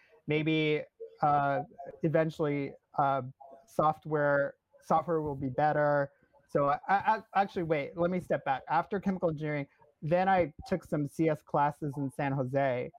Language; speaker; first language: English; native; English